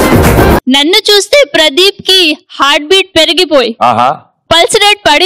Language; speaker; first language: Telugu; non-native, local second language; Hindi